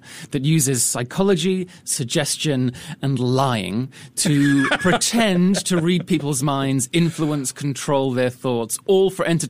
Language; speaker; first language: English; native; English